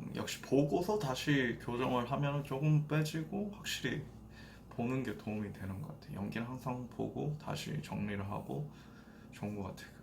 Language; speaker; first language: Korean; native; Korean